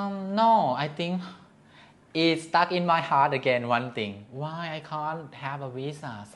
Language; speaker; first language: English; non-native, learner; Thai